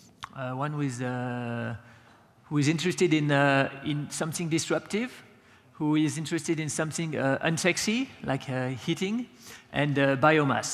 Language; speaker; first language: English; non-native, fluent; French